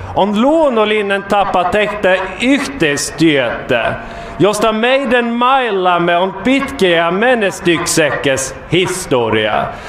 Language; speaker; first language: Finnish; non-native, fluent; Swedish